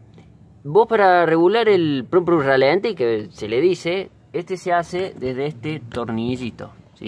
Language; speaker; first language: Spanish; native; Spanish